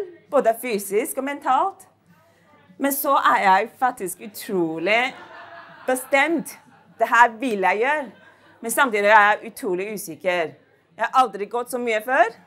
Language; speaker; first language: Norwegian; non-native, fluent; Chinese